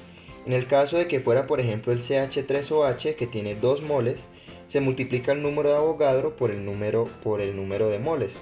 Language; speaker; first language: Spanish; native; Spanish